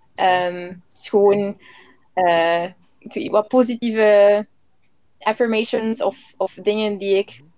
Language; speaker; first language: Dutch; native; Dutch